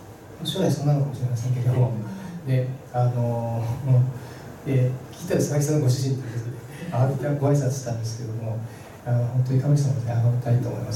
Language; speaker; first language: Japanese; native; Japanese